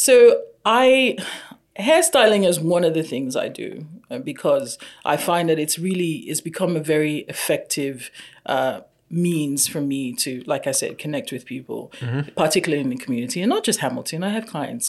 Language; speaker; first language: English; non-native, local second language; Yoruba